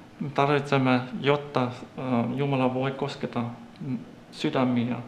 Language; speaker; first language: Finnish; non-native, fluent; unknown